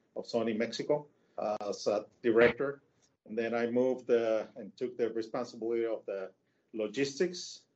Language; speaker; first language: English; non-native, fluent; Spanish